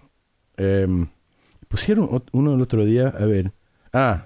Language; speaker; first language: Spanish; early bilingual, heritage; English